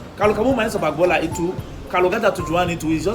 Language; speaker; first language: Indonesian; non-native, fluent; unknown